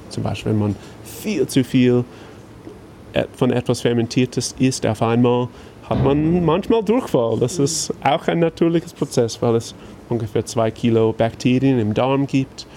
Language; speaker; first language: German; non-native, fluent; English